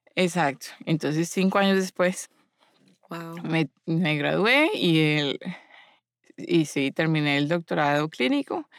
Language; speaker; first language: Spanish; native; Spanish